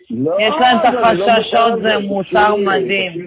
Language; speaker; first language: Hebrew; native; Hebrew